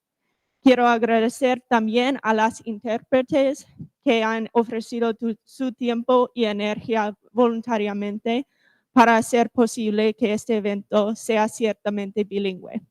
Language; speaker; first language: Spanish; non-native, fluent; English